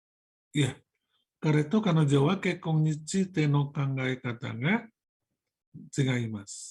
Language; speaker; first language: Japanese; non-native, fluent; Indonesian